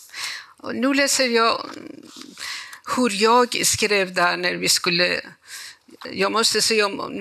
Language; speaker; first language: Swedish; non-native, fluent; Persian